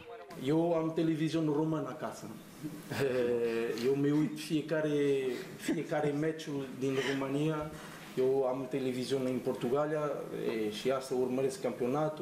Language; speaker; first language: Romanian; non-native, learner; Portuguese